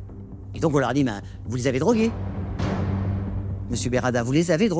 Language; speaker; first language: French; native; French